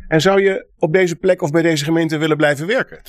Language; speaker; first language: Dutch; native; Dutch